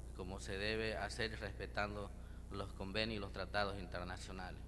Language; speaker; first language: Spanish; native; Spanish